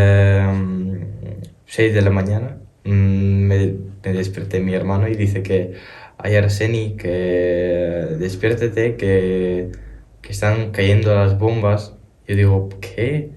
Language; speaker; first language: Spanish; early bilingual, other home language; Ukrainian